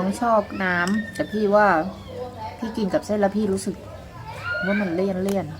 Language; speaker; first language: Thai; native; Thai